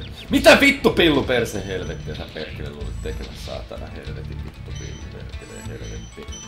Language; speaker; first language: Finnish; native; Finnish